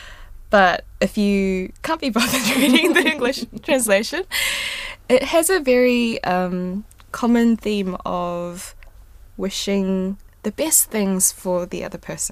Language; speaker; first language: English; non-native, local second language; Korean